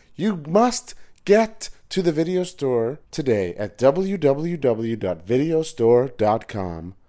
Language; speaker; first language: English; native; English